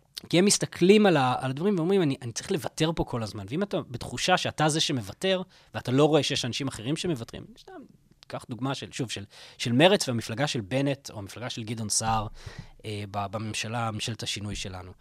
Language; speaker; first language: Hebrew; non-native, fluent; English